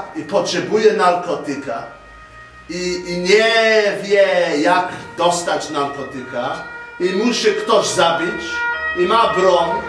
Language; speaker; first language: Polish; non-native, learner; English